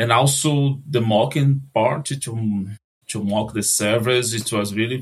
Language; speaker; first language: English; non-native, fluent; Portuguese